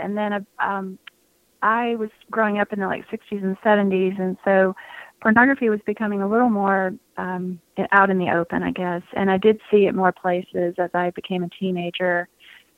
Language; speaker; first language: English; native; English